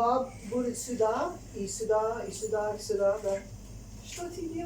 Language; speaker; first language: Russian; non-native, learner; English